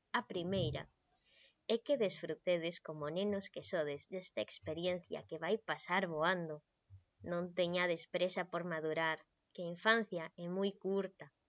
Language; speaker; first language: Galician; non-native, local second language; Spanish